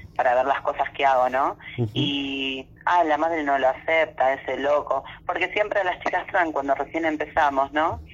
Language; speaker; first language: Spanish; native; Spanish